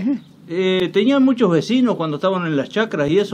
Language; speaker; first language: Spanish; native; Spanish